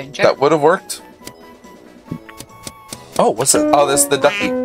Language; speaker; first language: English; native; English